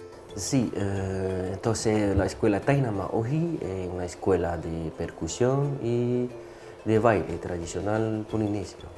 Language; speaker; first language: Spanish; non-native, fluent; French